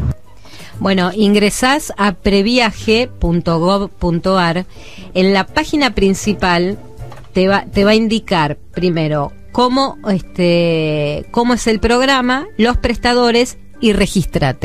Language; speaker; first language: Spanish; native; Spanish